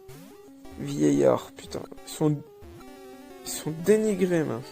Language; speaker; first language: French; native; French